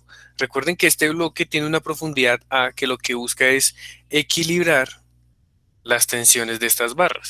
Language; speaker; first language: Spanish; native; Spanish